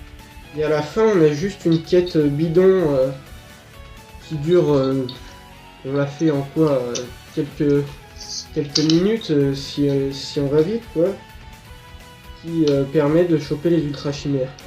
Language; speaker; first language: French; native; French